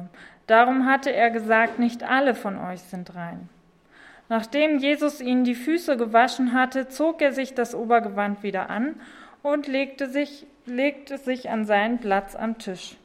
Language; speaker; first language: German; native; German